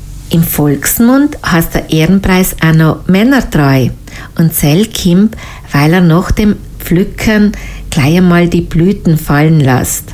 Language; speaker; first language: German; native; German